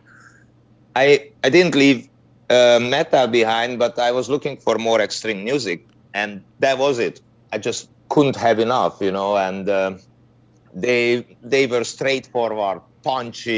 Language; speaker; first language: English; non-native, fluent; Hungarian